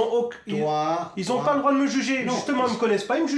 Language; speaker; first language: French; native; French